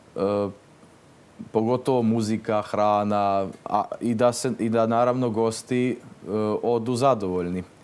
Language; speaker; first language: Croatian; non-native, local second language; Slovak